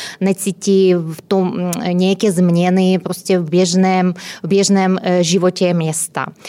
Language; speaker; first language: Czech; non-native, fluent; Ukrainian